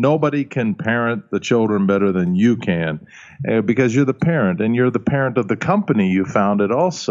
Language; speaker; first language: English; early bilingual, other home language; German